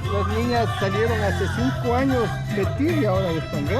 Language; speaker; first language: Spanish; native; Spanish